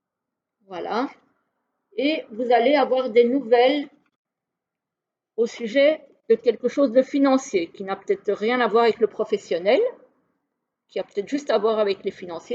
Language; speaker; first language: French; native; French